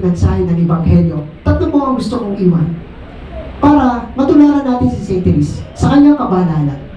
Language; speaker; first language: Filipino; native; Filipino